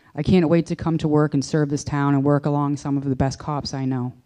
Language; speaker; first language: English; native; English